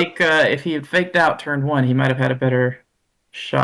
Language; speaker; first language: English; native; English